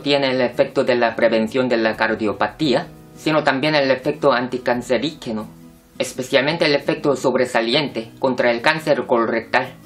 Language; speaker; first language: Spanish; non-native, fluent; Korean